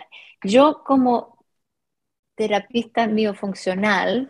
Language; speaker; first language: Spanish; non-native, fluent; English